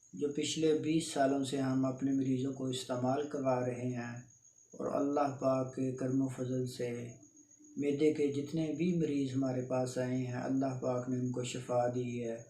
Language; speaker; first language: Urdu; non-native, local second language; Punjabi